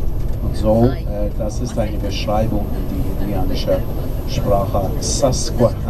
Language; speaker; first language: German; non-native, learner; English